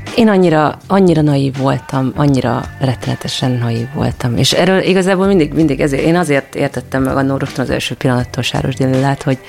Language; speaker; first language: Hungarian; native; Hungarian